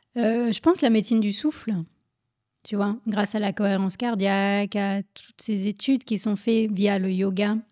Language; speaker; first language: French; native; French